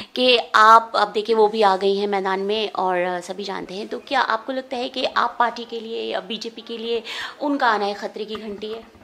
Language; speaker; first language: Hindi; native; Hindi